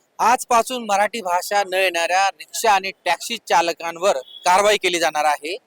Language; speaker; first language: Marathi; native; Marathi